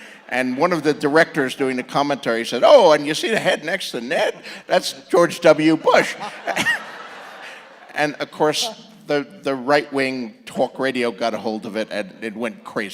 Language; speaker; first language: English; native; English